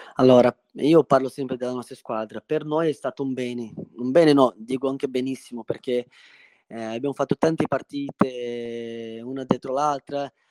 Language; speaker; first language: Italian; non-native, fluent; Portuguese